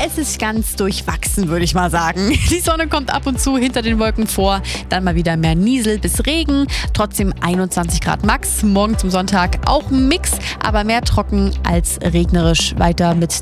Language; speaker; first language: German; native; German